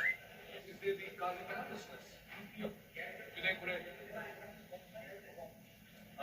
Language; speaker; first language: Turkish; non-native, learner; Korean